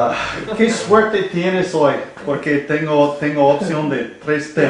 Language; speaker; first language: Spanish; non-native, learner; English